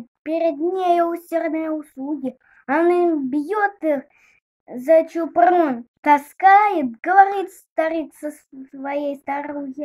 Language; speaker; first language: Russian; native; Russian